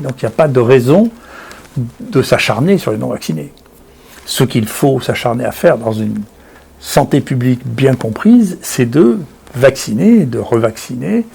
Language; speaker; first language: French; native; French